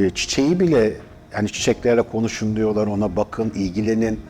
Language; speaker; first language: Turkish; native; Turkish